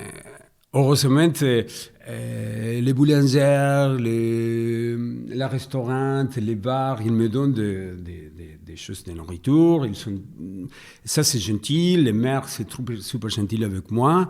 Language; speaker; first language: French; non-native, fluent; Spanish